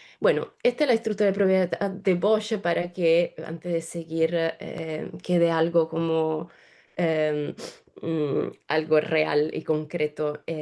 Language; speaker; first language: Spanish; non-native, fluent; Italian